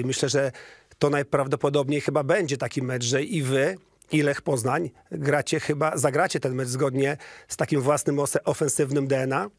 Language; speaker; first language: Polish; native; Polish